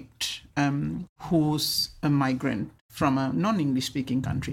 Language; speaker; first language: English; non-native, local second language; Sinhala